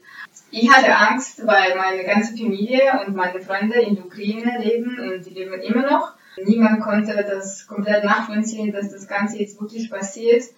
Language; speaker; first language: German; non-native, fluent; Ukrainian